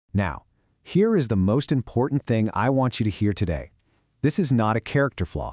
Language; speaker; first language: English; native; English